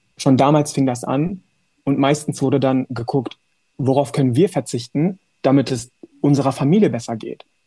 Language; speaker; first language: German; early bilingual, other home language; Turkish